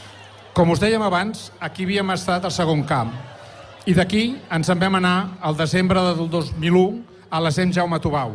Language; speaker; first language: Catalan; native; Catalan